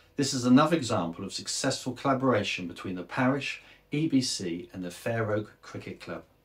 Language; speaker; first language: English; native; English